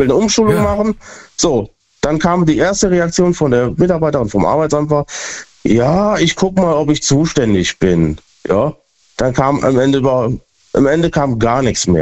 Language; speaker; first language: German; native; German